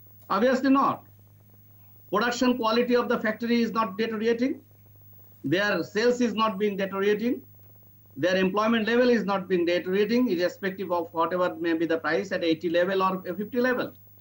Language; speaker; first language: English; non-native, local second language; Bangla